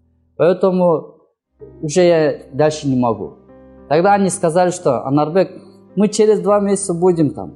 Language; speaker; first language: Russian; non-native, learner; Kyrgyz